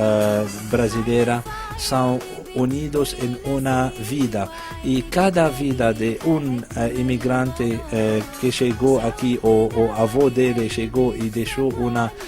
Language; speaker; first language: Portuguese; non-native, fluent; Arabic